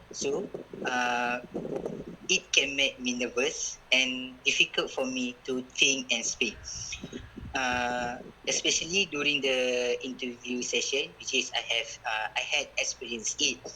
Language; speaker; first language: English; non-native, local second language; Malay